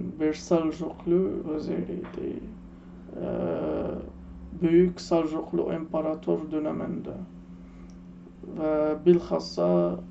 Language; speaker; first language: Turkish; non-native, learner; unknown